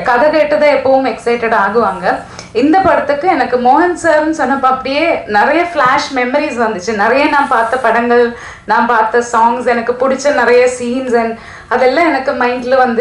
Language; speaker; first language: Tamil; non-native, fluent; Malayalam